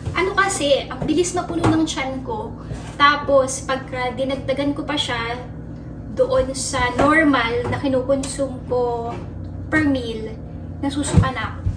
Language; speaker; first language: Filipino; native; Filipino